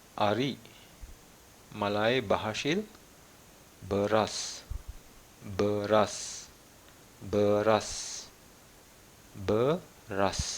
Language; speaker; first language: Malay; non-native, fluent; Malayalam